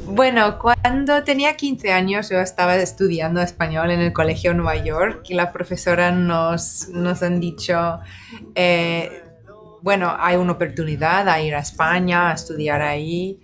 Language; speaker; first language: Spanish; non-native, fluent; English